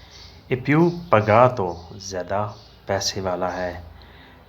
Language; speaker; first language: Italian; non-native, learner; Urdu